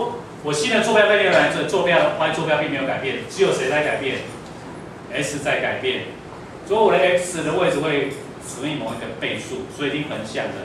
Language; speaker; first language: Chinese; native; Chinese